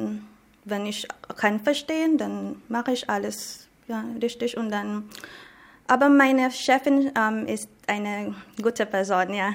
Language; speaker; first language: German; non-native, learner; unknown